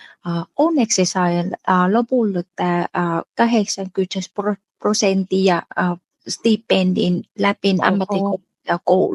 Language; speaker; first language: Finnish; non-native, fluent; Vietnamese